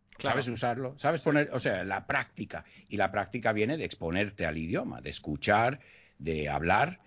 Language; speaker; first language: Spanish; early bilingual, heritage; Spanish